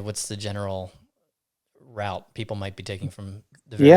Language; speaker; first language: English; native; English